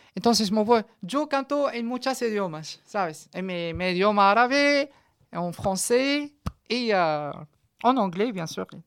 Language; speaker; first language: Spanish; non-native, learner; Arabic